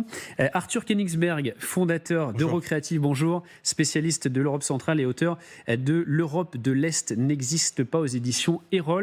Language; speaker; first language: French; native; French